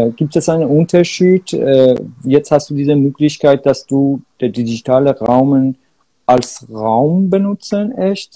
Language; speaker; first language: German; non-native, learner; Persian